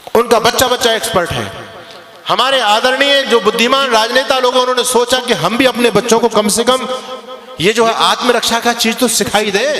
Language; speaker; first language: Hindi; native; Hindi